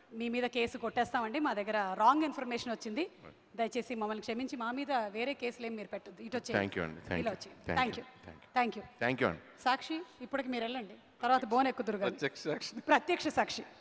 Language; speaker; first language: Telugu; native; Telugu